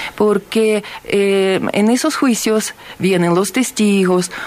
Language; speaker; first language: Spanish; non-native, fluent; Ukrainian